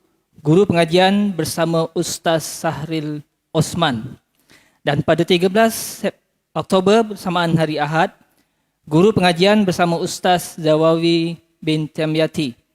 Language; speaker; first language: Malay; native; Malay